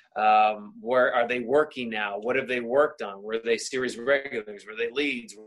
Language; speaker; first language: English; native; English